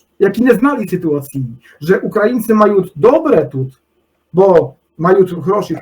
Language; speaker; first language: Polish; non-native, learner; Ukrainian